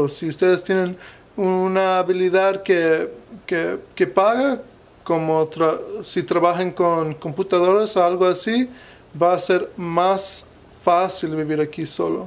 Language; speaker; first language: Spanish; non-native, fluent; English